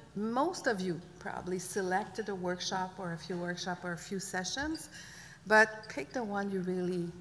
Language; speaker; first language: English; non-native, fluent; French